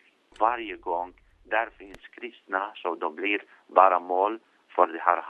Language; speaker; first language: Swedish; non-native, fluent; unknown